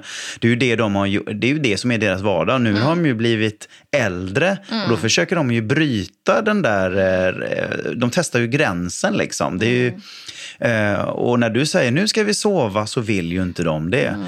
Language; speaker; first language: Swedish; native; Swedish